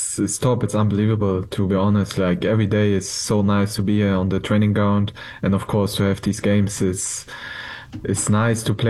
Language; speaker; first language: English; non-native, fluent; German